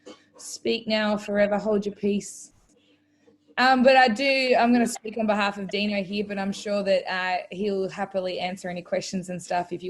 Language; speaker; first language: English; native; English